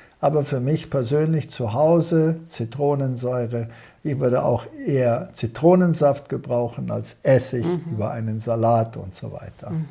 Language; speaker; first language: German; early bilingual, heritage; German